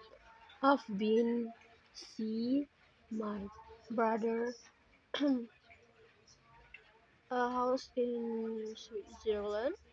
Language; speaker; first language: English; non-native, learner; Indonesian